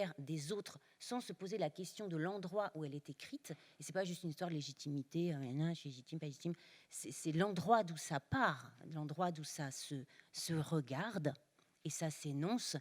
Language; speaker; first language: French; native; French